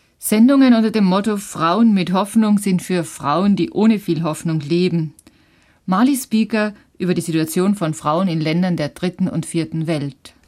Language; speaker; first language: German; native; German